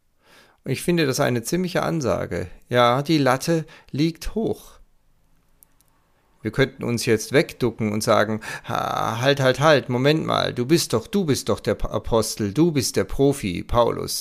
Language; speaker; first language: German; native; German